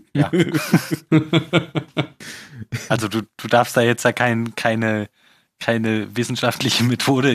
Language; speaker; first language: German; native; German